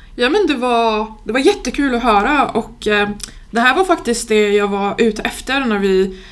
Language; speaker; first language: Swedish; non-native, fluent; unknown